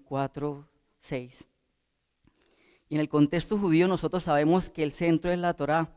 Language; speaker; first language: Spanish; native; Spanish